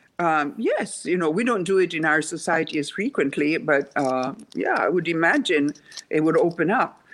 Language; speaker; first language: English; non-native, fluent; Italian